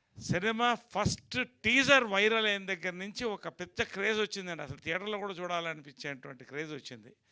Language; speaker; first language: Telugu; native; Telugu